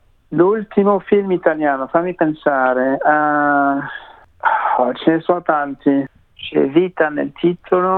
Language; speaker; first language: Italian; non-native, fluent; French